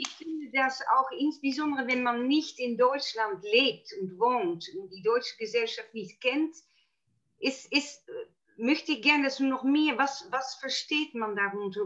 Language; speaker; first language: German; non-native, fluent; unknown